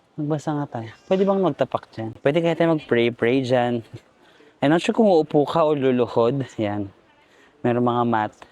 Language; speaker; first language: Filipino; non-native, local second language; Cebuano